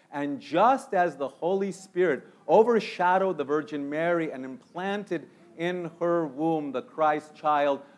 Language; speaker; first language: English; early bilingual, other home language; Spanish